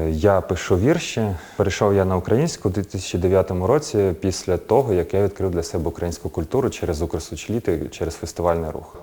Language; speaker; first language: Ukrainian; non-native, local second language; Russian